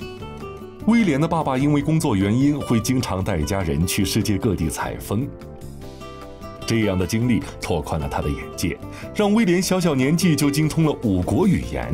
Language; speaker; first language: Chinese; native; Chinese